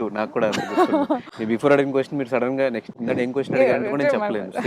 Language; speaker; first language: Telugu; native; Telugu